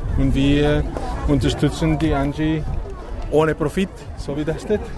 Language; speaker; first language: German; non-native, learner; Portuguese